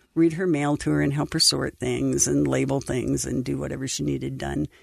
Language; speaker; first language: English; native; English